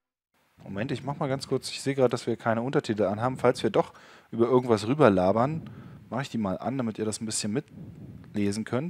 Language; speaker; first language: German; native; German